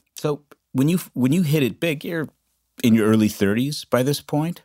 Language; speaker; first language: English; native; English